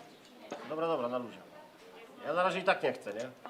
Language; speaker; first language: Polish; native; Polish